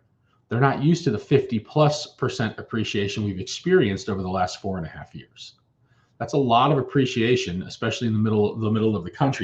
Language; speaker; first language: English; native; English